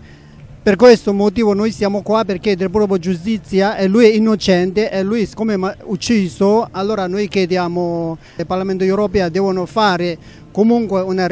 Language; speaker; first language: Italian; non-native, learner; Tibetan